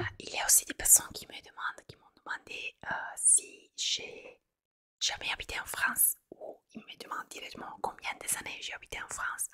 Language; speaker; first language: French; non-native, fluent; Italian